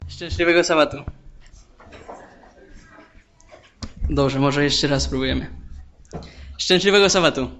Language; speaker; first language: Polish; non-native, fluent; Spanish